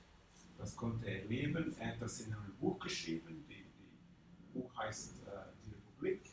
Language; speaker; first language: German; non-native, fluent; English